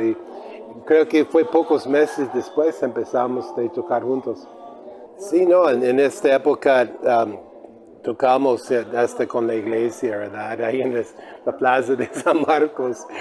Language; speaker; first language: Spanish; non-native, fluent; English